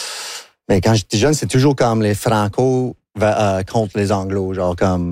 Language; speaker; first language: French; non-native, local second language; English